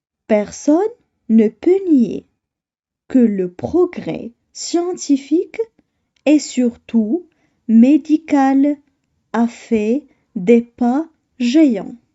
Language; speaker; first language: French; non-native, local second language; Arabic